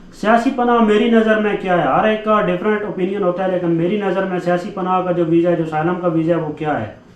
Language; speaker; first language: Hindi; non-native, local second language; Punjabi